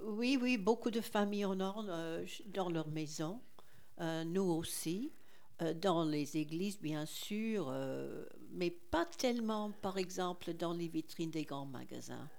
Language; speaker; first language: French; non-native, fluent; English